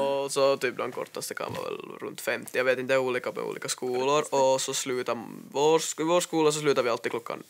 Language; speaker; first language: Swedish; native; Swedish